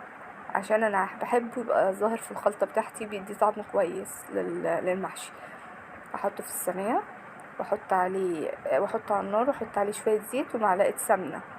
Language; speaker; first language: Arabic; native; Arabic